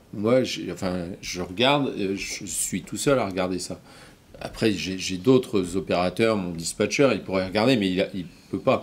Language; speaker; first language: French; native; French